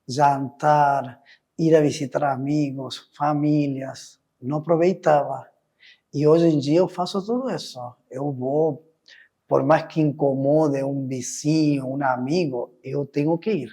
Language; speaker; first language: Portuguese; non-native, fluent; Spanish